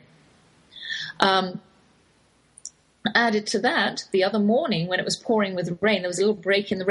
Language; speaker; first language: English; native; English